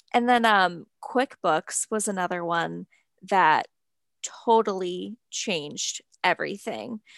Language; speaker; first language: English; native; English